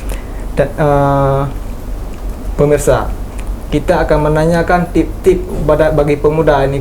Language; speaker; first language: Indonesian; native; Indonesian